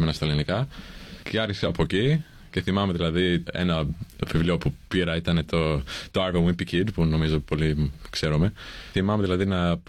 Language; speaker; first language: Greek; non-native, fluent; English